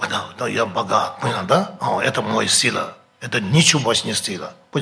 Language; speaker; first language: Russian; non-native, learner; Tibetan